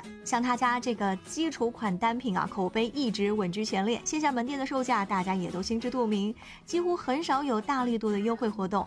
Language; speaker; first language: Chinese; native; Chinese